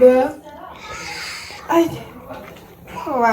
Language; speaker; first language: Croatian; non-native, learner; Chinese